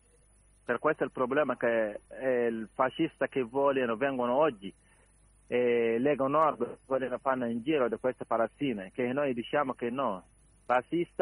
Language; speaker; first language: Italian; non-native, learner; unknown